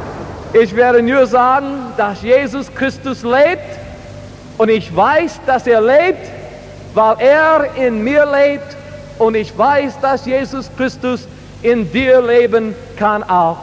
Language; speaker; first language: German; non-native, learner; English